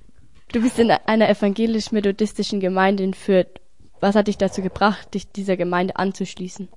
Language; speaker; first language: German; native; German